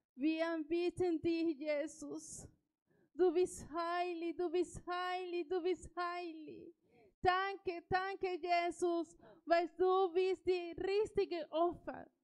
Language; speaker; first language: German; non-native, learner; Spanish